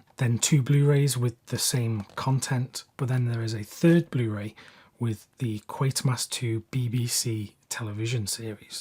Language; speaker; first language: English; native; English